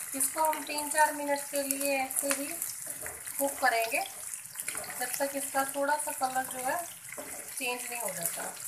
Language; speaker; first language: Hindi; non-native, local second language; Punjabi